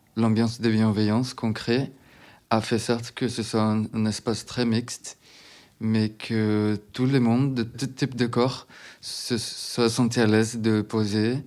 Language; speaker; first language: French; non-native, fluent; Portuguese